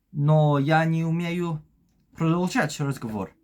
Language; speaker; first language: Russian; non-native, learner; Polish